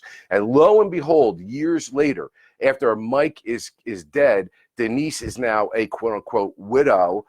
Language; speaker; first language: English; native; English